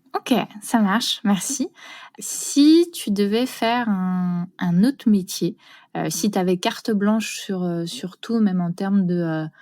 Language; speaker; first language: French; native; French